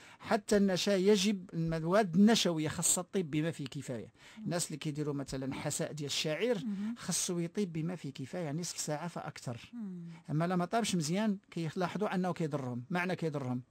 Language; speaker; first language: Arabic; native; Arabic